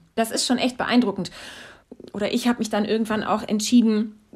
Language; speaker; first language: German; native; German